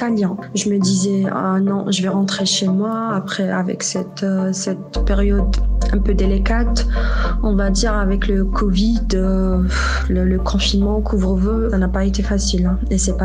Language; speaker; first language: French; non-native, local second language; Arabic